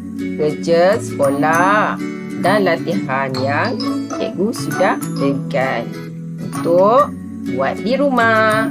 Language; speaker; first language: Malay; native; Malay